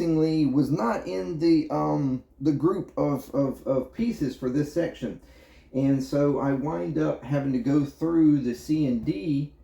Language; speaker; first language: English; native; English